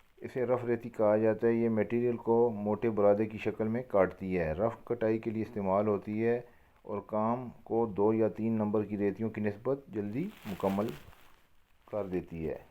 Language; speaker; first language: Urdu; native; Urdu